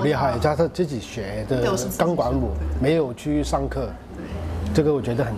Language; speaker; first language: Chinese; non-native, local second language; Cantonese